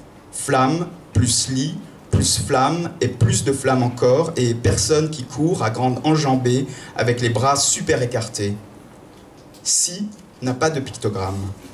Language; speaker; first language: French; native; French